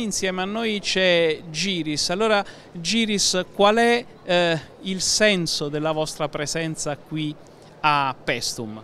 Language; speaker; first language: Italian; native; Italian